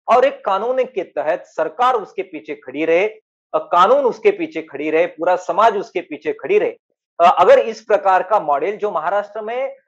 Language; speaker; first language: Hindi; non-native, local second language; Marathi